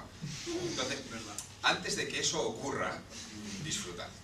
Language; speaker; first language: Spanish; native; Spanish